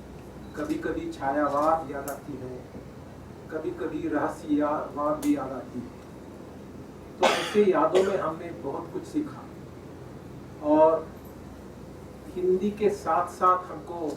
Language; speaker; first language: Hindi; non-native, local second language; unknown